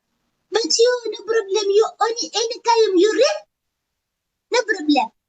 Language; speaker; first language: English; non-native, learner; Tigrinya